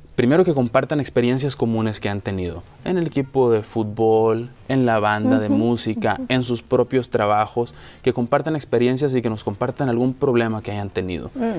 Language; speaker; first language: Spanish; native; Spanish